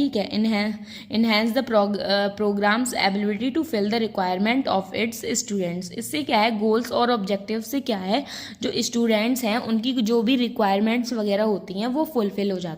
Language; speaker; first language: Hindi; native; Hindi